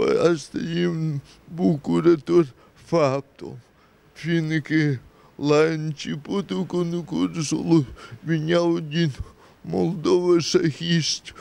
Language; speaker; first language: Romanian; non-native, local second language; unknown